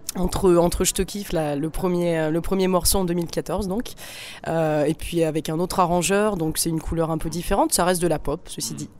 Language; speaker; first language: French; native; French